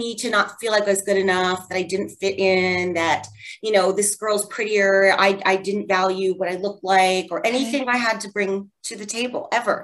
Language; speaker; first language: English; native; English